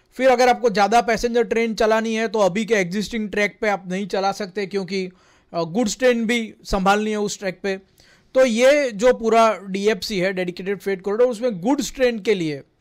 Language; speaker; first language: Hindi; non-native, local second language; Gujarati